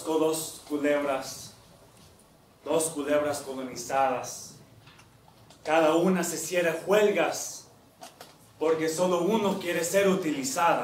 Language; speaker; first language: Spanish; early bilingual, heritage; Spanish